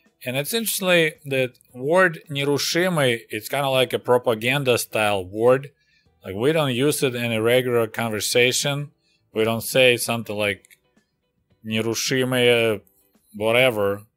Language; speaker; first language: English; non-native, fluent; Russian